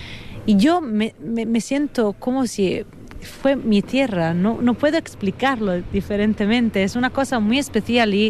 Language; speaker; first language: Spanish; non-native, fluent; Italian